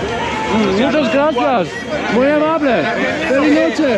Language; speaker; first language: Spanish; non-native, learner; Swiss German